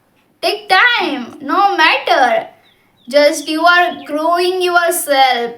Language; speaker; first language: English; non-native, local second language; Hindi